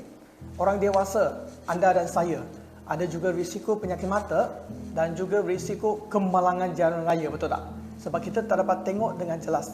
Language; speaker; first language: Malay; non-native, local second language; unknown